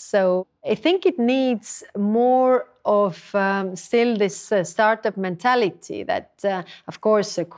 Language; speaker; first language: English; non-native, fluent; Estonian